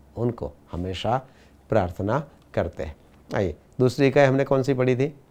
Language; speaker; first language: Hindi; non-native, local second language; Gujarati